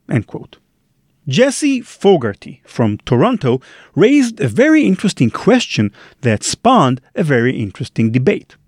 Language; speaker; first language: English; non-native, fluent; Hebrew